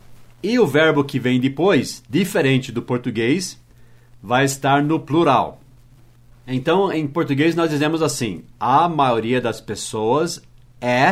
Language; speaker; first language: Portuguese; non-native, fluent; English